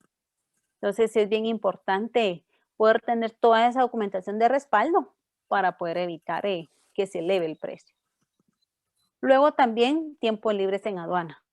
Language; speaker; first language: Spanish; native; Spanish